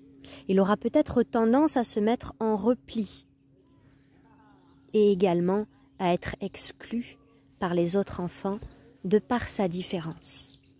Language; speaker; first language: French; native; French